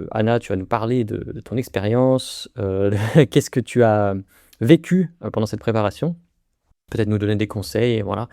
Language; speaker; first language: French; native; French